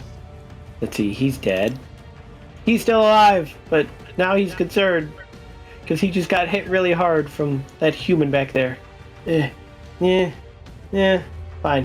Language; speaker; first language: English; native; English